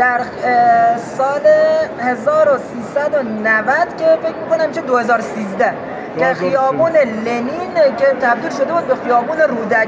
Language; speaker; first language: Persian; native; Persian